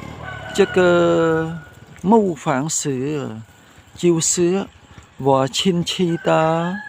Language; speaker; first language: Chinese; non-native, learner; Khmer